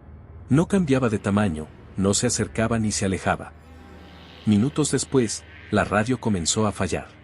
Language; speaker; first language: Spanish; native; Spanish